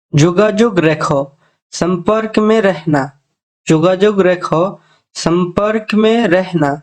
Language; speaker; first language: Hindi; non-native, fluent; Bangla